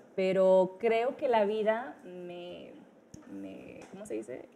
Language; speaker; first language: Spanish; early bilingual, heritage; Spanish